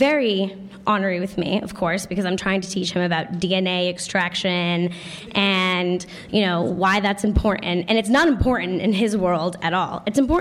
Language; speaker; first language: English; native; English